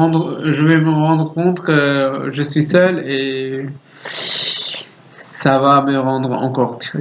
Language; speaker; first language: French; non-native, learner; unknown